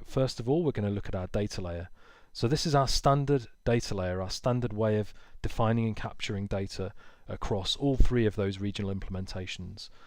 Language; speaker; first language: English; native; English